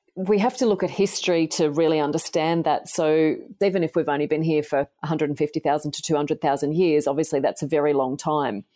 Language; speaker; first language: English; native; English